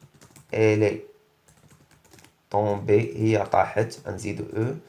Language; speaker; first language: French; non-native, local second language; Arabic